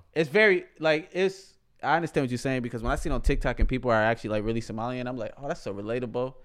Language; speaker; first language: English; early bilingual, other home language; Somali